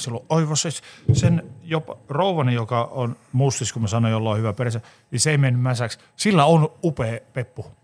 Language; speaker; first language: Finnish; native; Finnish